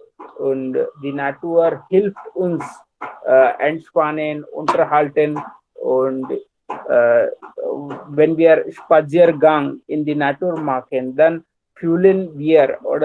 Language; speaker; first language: German; non-native, learner; Hindi